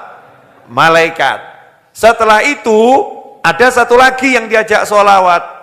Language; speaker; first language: Indonesian; native; Indonesian